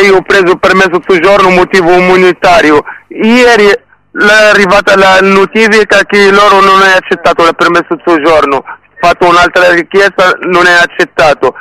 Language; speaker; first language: Italian; non-native, learner; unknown